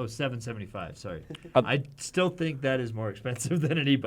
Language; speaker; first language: English; native; English